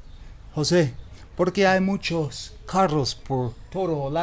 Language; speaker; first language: Spanish; non-native, learner; English